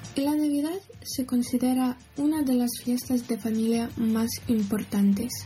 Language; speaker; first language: Spanish; non-native, fluent; Ukrainian